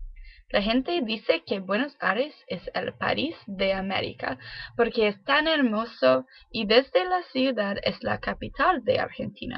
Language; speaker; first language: Spanish; non-native, learner; English